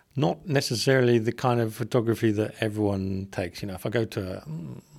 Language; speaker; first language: English; native; English